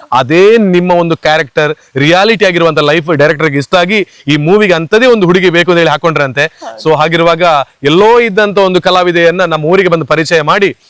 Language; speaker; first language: Kannada; native; Kannada